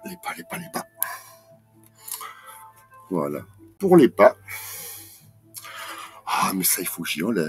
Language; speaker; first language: French; native; French